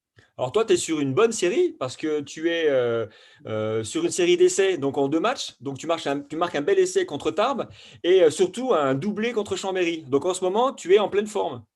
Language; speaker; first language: French; native; French